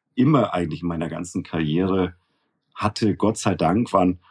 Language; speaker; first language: German; native; German